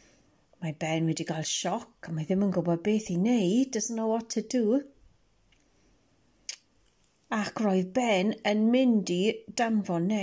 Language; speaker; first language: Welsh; non-native, local second language; English